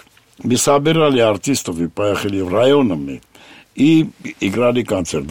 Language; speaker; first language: Russian; non-native, local second language; Armenian